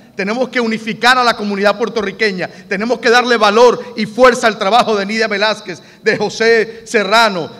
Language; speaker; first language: Spanish; early bilingual, heritage; Spanish